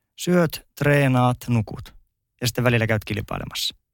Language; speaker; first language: Finnish; native; Finnish